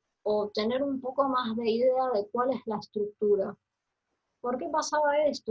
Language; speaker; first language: Spanish; native; Spanish